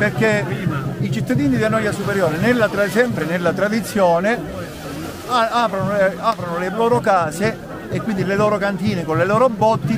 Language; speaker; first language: Italian; native; Italian